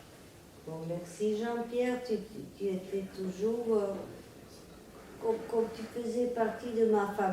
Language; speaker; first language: French; non-native, fluent; Serbian